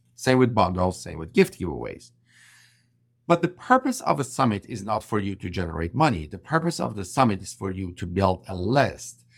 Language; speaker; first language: English; non-native, fluent; Persian